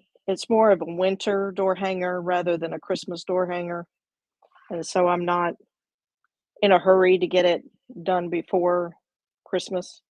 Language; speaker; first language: English; native; English